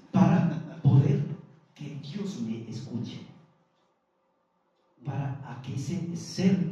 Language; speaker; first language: Spanish; native; Spanish